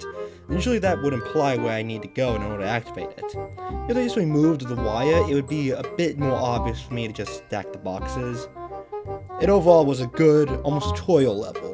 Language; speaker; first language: English; native; English